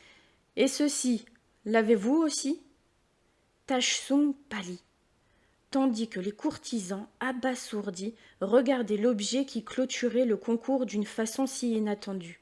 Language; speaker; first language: French; native; French